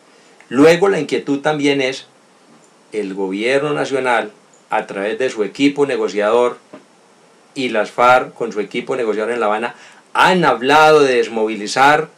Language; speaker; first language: Spanish; native; Spanish